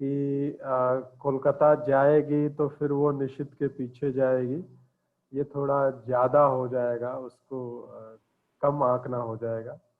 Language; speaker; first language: Hindi; native; Hindi